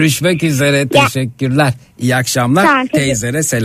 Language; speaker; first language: Turkish; native; Turkish